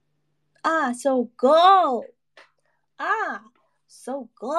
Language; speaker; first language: Japanese; non-native, learner; English